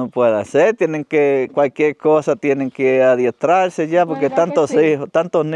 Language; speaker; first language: Spanish; native; Spanish